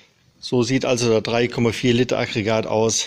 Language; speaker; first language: German; native; German